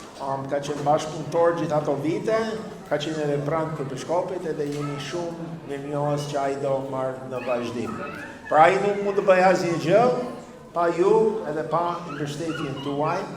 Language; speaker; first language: Albanian; non-native, fluent; English